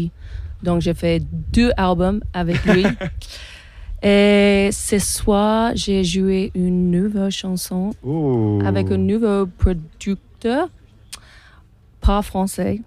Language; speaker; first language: French; non-native, learner; English